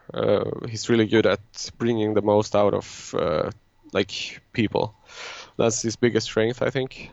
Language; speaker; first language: English; non-native, fluent; Swedish